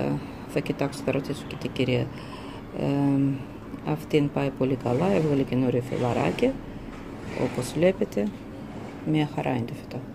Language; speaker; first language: Greek; non-native, fluent; Russian